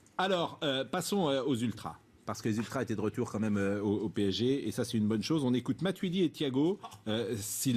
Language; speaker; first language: French; native; French